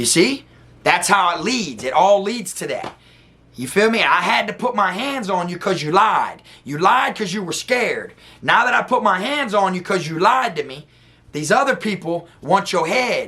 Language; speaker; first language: English; native; English